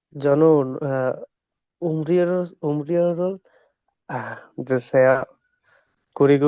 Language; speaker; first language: Korean; non-native, learner; Bangla